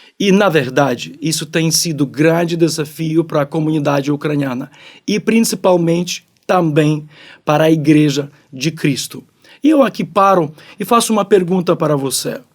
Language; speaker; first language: Portuguese; non-native, fluent; Ukrainian